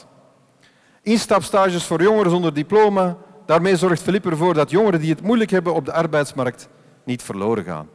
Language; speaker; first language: Dutch; native; Dutch